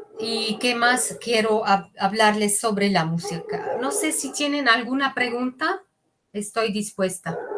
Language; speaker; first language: Spanish; non-native, fluent; Arabic